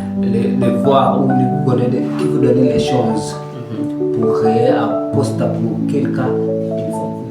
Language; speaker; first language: French; non-native, learner; Kalenjin